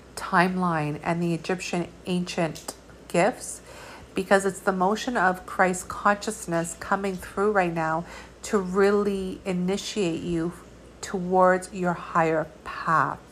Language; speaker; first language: English; early bilingual, other home language; Georgian